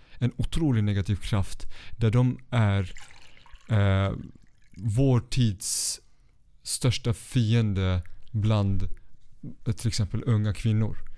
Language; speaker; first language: Swedish; early bilingual, other home language; Kurdish